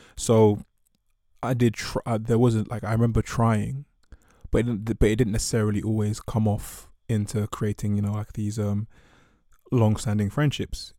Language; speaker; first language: English; native; English